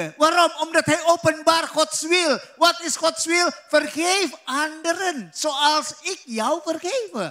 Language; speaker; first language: Dutch; non-native, learner; Indonesian